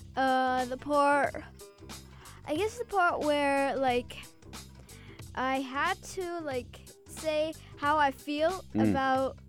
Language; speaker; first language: English; early bilingual, other home language; Azerbaijani